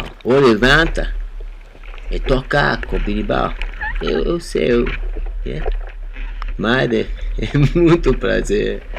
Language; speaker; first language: Portuguese; non-native, learner; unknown